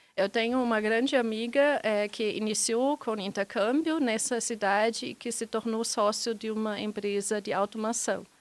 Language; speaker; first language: Portuguese; non-native, fluent; German